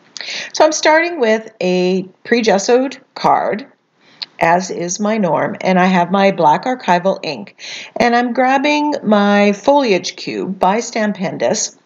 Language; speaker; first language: English; native; English